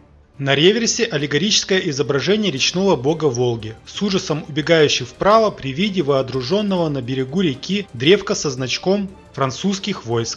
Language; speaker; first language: Russian; native; Russian